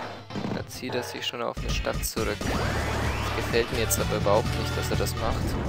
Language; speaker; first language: German; native; German